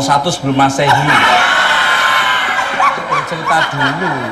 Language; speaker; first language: Indonesian; native; Indonesian